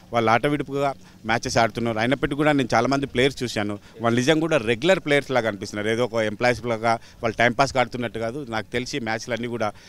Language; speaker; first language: Telugu; native; Telugu